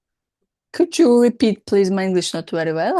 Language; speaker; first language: English; non-native, learner; Russian